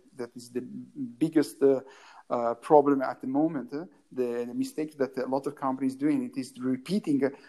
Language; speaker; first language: English; non-native, learner; Italian